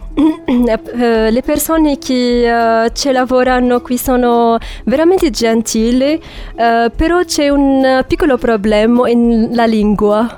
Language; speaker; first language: Italian; non-native, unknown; Arabic